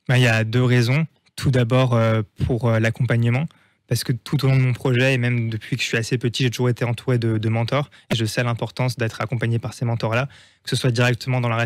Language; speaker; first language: French; native; French